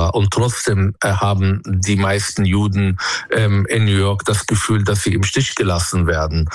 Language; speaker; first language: German; non-native, fluent; Arabic